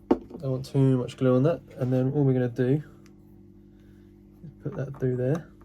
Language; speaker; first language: English; native; English